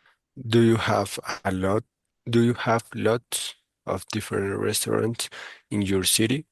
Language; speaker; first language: English; non-native, learner; Spanish